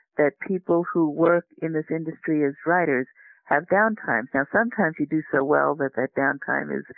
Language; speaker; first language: English; native; English